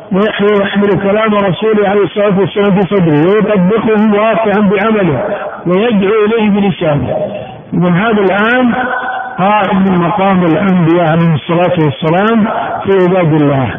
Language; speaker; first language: Arabic; native; Arabic